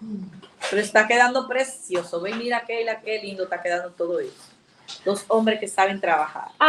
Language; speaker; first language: Spanish; native; Spanish